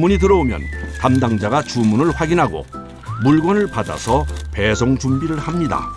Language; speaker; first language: Korean; native; Korean